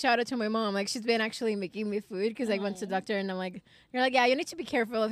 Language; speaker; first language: English; non-native, fluent; Spanish